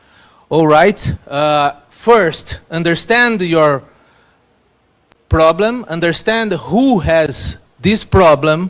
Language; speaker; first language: English; non-native, learner; Portuguese